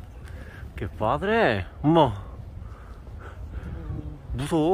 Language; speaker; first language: Spanish; non-native, fluent; Korean